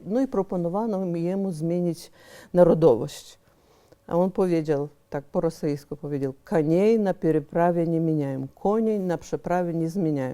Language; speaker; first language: Polish; early bilingual, heritage; Polish